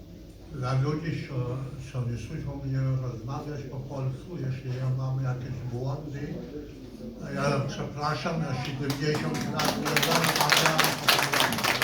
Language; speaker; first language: Polish; non-native, local second language; Yiddish